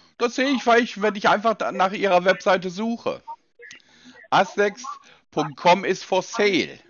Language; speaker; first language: German; native; German